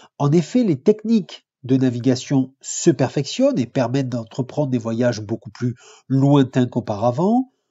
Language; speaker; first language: French; native; French